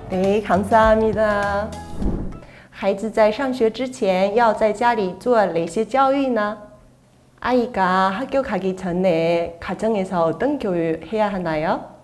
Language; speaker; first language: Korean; non-native, fluent; Chinese